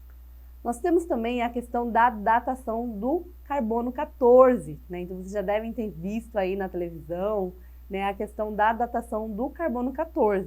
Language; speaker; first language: Portuguese; native; Portuguese